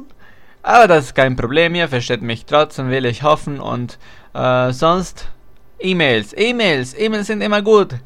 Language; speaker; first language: German; non-native, fluent; Spanish